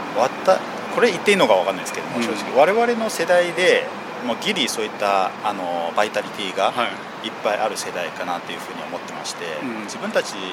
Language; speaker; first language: Japanese; early bilingual, other home language; Chinese